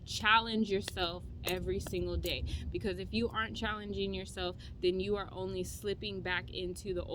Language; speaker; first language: English; native; English